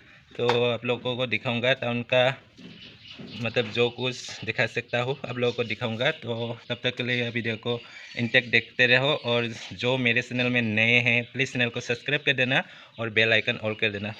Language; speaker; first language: Hindi; non-native, local second language; Assamese